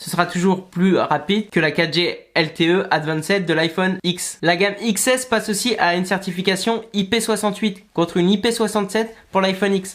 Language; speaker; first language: French; native; French